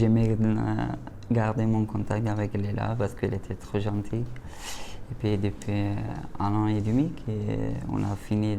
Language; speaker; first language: French; non-native, learner; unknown